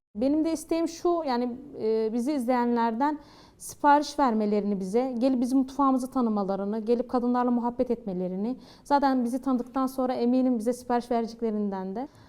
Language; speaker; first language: Turkish; native; Turkish